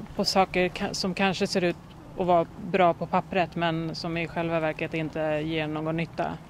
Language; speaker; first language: Swedish; native; Swedish